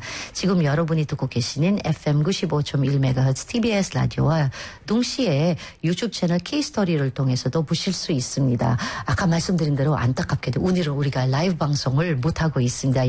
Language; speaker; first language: Korean; native; Korean